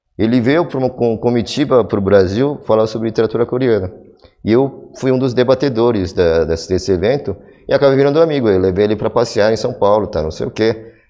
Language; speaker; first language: Portuguese; early bilingual, other home language; Korean